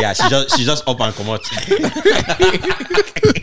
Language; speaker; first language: English; non-native, local second language; Igbo